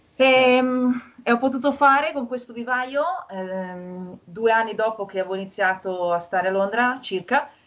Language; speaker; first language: Italian; native; Italian